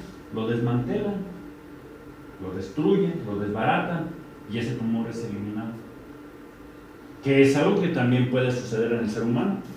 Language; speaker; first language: Spanish; native; Spanish